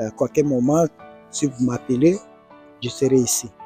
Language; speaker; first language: French; non-native, learner; Portuguese